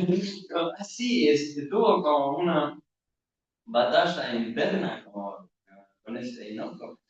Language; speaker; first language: Spanish; non-native, learner; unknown